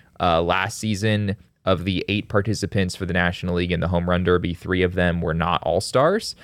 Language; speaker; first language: English; native; English